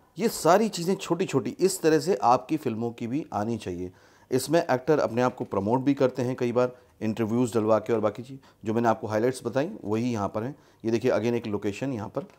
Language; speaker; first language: Hindi; native; Hindi